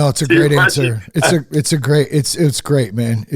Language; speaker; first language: English; native; English